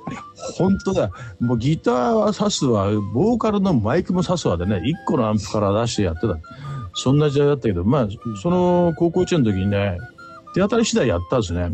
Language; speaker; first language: Japanese; native; Japanese